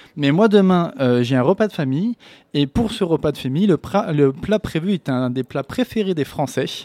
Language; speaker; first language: French; native; French